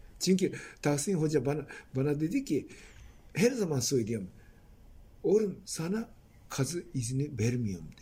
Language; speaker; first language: Turkish; non-native, fluent; Japanese